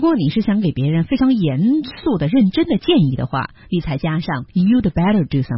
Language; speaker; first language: Chinese; native; Chinese